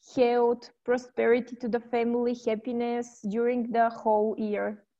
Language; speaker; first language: English; non-native, fluent; Bulgarian